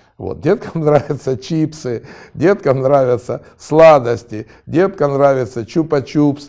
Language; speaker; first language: Russian; native; Russian